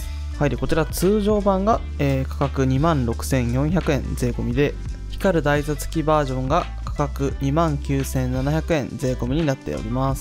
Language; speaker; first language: Japanese; native; Japanese